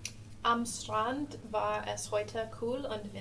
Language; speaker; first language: German; non-native, learner; English